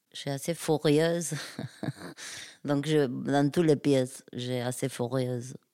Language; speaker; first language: French; non-native, fluent; Spanish